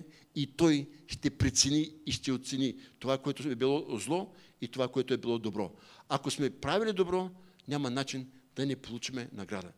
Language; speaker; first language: Bulgarian; native; Bulgarian